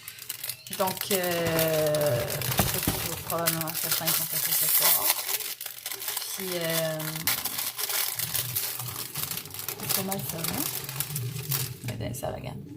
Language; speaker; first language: French; native; French